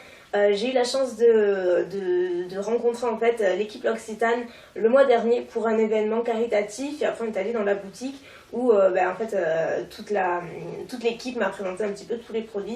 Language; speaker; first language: French; native; French